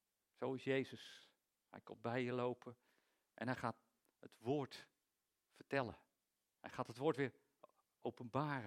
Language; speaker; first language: Dutch; native; Dutch